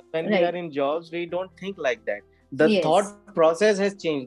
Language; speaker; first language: English; non-native, local second language; Hindi